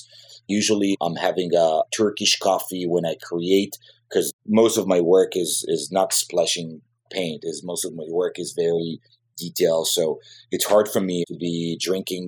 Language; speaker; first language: English; non-native, fluent; Hebrew